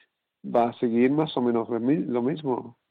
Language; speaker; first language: Spanish; non-native, fluent; English